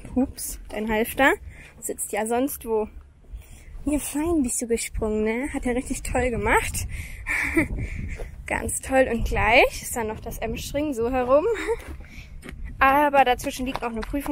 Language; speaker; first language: German; native; German